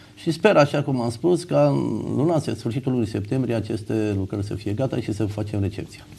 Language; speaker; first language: Romanian; native; Romanian